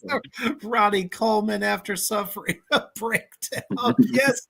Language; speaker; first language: English; native; English